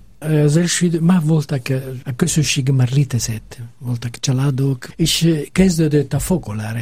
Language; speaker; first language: Hungarian; non-native, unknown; Italian